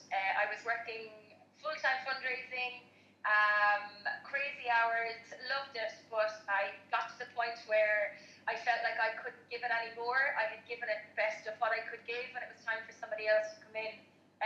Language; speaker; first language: English; native; English